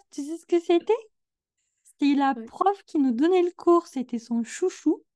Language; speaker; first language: French; native; French